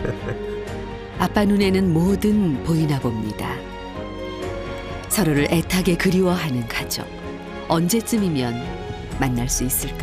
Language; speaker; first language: Korean; native; Korean